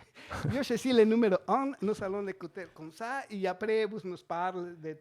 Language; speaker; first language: French; non-native, fluent; Spanish